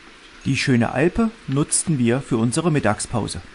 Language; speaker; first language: German; native; German